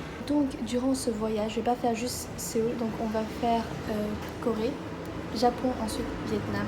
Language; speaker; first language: French; native; French